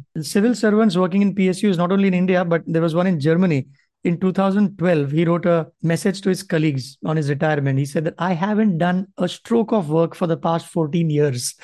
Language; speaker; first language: English; non-native, local second language; Marathi